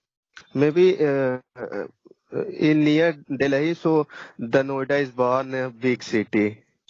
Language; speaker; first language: English; non-native, learner; Hindi